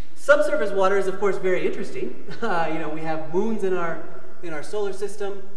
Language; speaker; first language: English; native; English